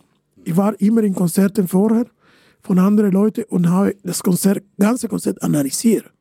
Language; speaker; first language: German; non-native, fluent; Spanish